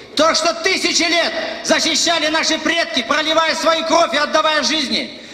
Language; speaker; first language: Russian; non-native, local second language; Kazakh